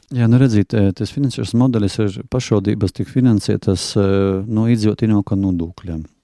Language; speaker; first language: Latvian; non-native, local second language; Russian